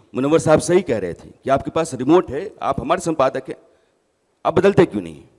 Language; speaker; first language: Hindi; native; Hindi